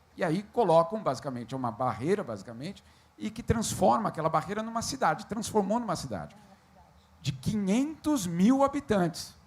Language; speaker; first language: Portuguese; native; Portuguese